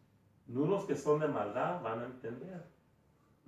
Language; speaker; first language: Spanish; early bilingual, heritage; Spanish